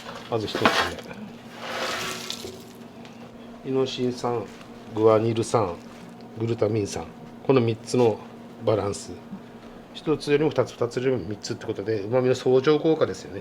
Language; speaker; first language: Japanese; native; Japanese